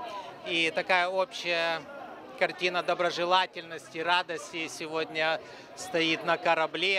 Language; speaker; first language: Russian; native; Russian